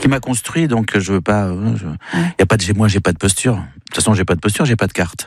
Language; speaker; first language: French; native; French